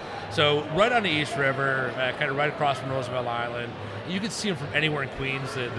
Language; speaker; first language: English; native; English